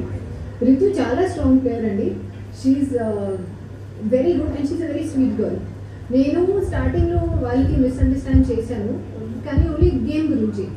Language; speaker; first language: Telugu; non-native, learner; Hindi